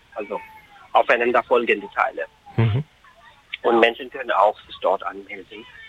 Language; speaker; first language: German; non-native, fluent; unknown